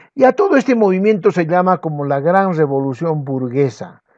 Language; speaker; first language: Spanish; non-native, local second language; Quechua